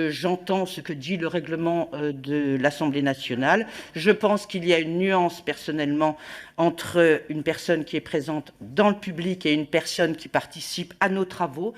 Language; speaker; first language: French; native; French